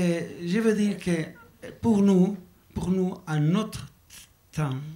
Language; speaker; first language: French; non-native, learner; Basque